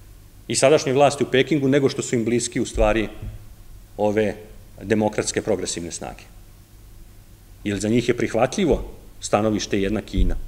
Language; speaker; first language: Serbian; native; Serbian